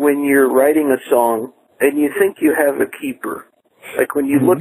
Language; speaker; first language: English; non-native, local second language; Filipino